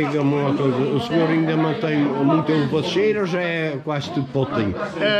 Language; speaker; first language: Portuguese; native; Portuguese